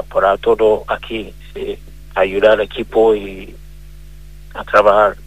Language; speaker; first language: Spanish; non-native, learner; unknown